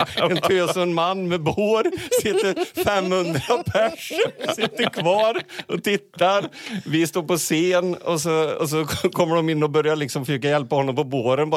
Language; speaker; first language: Swedish; native; Swedish